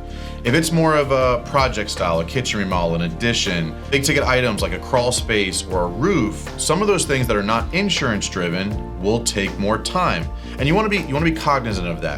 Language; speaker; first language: English; native; English